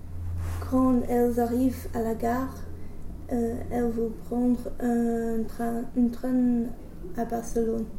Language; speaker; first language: French; non-native, learner; English